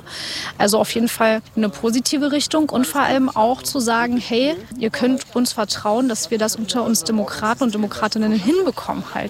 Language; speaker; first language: German; native; German